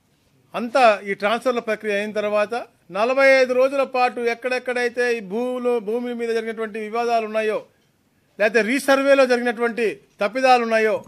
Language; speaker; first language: Telugu; native; Telugu